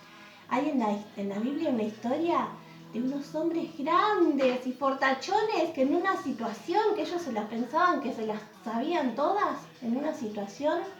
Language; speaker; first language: Spanish; native; Spanish